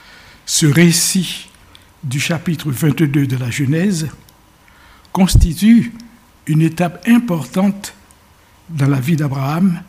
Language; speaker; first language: French; native; French